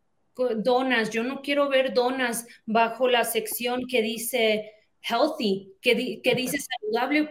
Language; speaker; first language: Spanish; early bilingual, heritage; Spanish